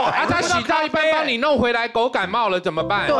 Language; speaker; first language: Chinese; native; Chinese